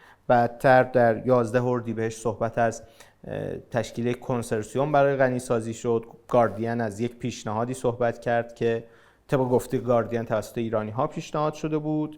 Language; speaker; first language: Persian; native; Persian